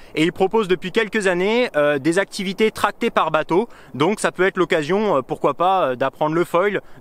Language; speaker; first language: French; native; French